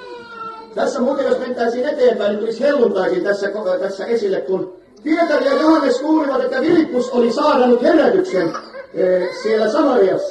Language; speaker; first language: Finnish; native; Finnish